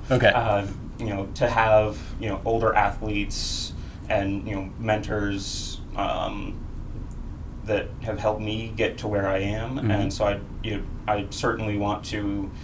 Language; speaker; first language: English; native; English